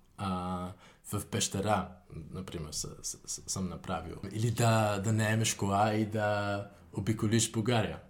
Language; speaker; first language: Bulgarian; non-native, fluent; Dutch